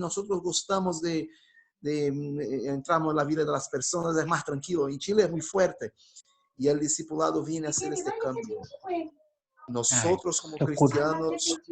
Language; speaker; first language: Spanish; non-native, fluent; Portuguese